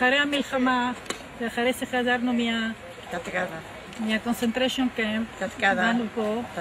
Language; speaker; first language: Hebrew; non-native, fluent; Ladino